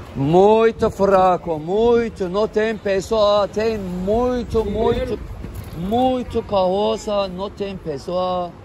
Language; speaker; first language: Portuguese; non-native, learner; Turkish